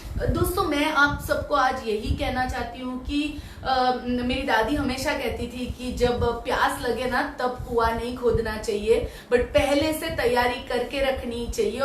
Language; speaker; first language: Hindi; non-native, local second language; Gujarati